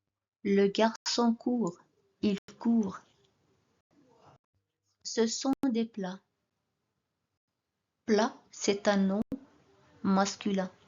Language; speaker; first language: French; non-native, local second language; Arabic